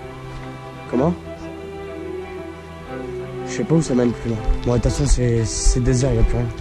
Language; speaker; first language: French; native; French